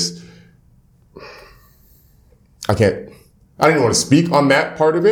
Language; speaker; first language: English; native; English